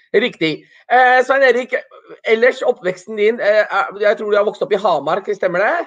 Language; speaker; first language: Norwegian; early bilingual, other home language; Urdu